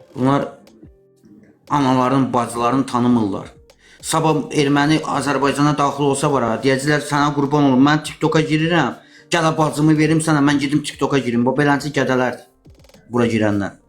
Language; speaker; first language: Azerbaijani; non-native, local second language; Talysh